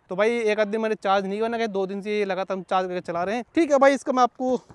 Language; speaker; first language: Hindi; native; Hindi